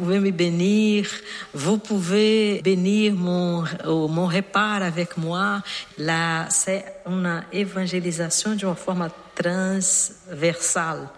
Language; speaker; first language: French; non-native, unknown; Portuguese